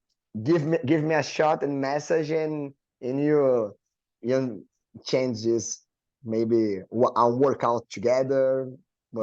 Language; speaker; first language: English; non-native, learner; Portuguese